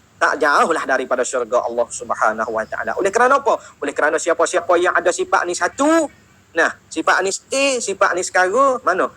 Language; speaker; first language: Malay; native; Malay